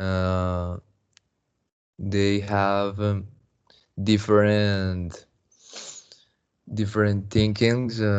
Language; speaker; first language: English; non-native, learner; Spanish